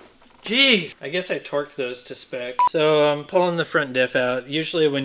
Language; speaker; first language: English; native; English